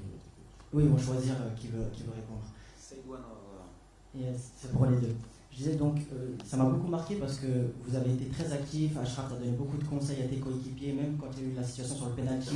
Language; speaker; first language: French; native; French